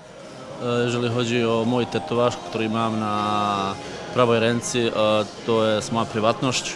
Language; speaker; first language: Polish; non-native, fluent; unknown